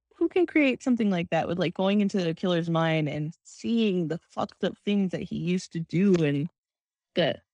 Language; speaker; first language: English; native; English